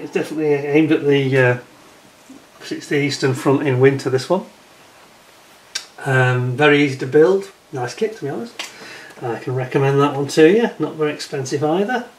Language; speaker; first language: English; native; English